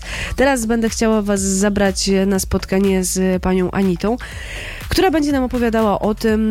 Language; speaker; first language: Polish; native; Polish